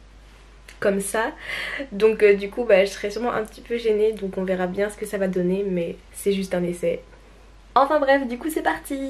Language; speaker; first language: French; native; French